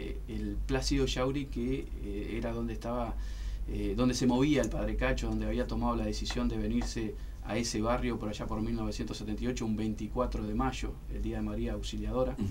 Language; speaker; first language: Spanish; native; Spanish